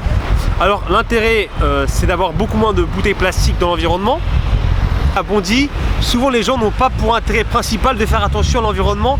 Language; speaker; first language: French; native; French